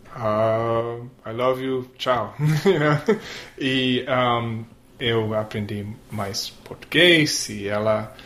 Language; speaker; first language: Portuguese; non-native, learner; English